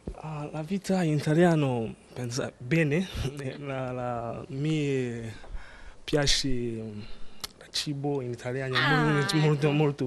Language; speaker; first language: Italian; non-native, learner; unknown